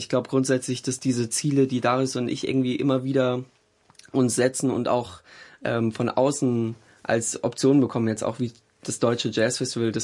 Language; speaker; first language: German; native; German